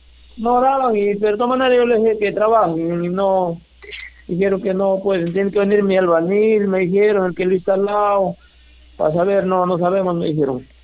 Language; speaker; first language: Spanish; native; Spanish